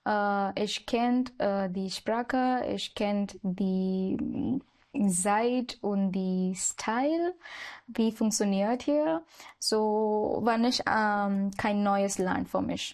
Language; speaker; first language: German; non-native, learner; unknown